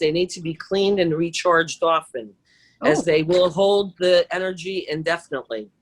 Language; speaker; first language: English; native; English